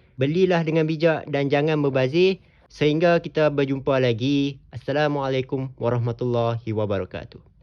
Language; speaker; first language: Malay; native; Malay